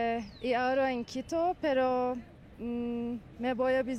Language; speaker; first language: Spanish; non-native, learner; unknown